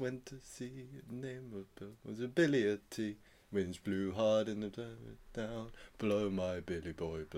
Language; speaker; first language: English; native; English